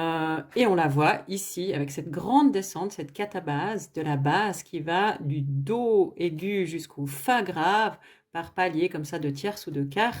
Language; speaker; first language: French; native; French